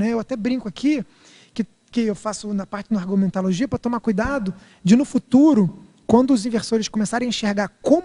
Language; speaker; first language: Portuguese; native; Portuguese